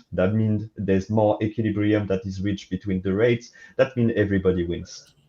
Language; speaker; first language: English; non-native, fluent; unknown